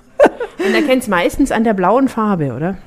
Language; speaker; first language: German; native; German